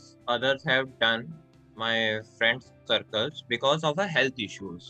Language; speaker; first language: English; non-native, local second language; Hindi